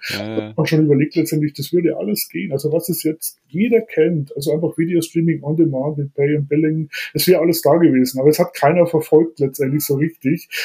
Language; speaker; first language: German; native; German